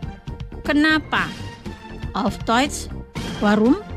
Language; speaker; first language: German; non-native, fluent; Indonesian